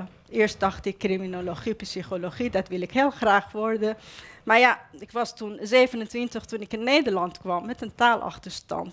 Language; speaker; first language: Dutch; non-native, fluent; Persian